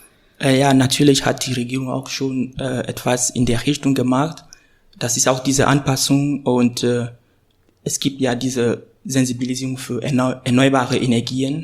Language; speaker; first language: German; non-native, fluent; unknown